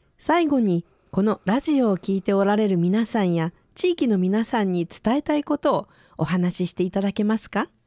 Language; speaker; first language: Japanese; native; Japanese